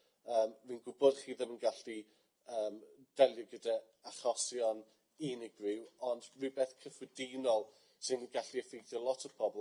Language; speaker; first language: Welsh; non-native, fluent; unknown